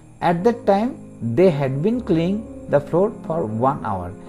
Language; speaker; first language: English; non-native, local second language; Bangla